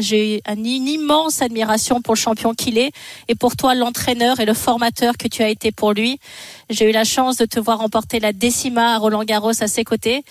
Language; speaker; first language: French; native; French